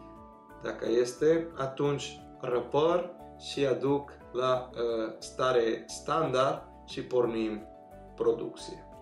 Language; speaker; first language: Romanian; non-native, fluent; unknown